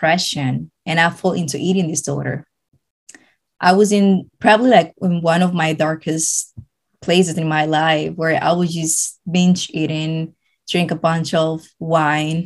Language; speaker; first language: English; non-native, fluent; Spanish